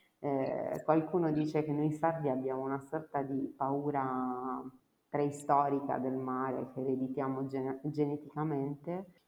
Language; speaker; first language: Italian; native; Italian